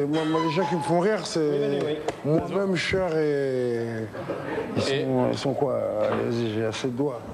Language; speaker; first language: French; native; French